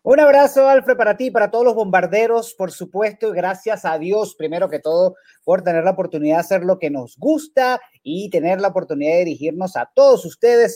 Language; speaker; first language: Spanish; native; Spanish